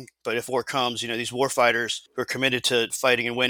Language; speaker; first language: English; native; English